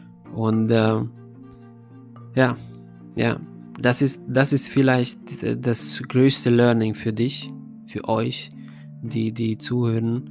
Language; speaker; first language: German; non-native, fluent; Hungarian